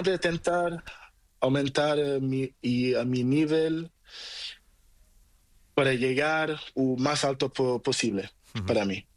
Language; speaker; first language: Spanish; non-native, learner; Portuguese